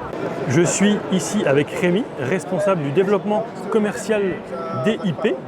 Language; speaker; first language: French; native; French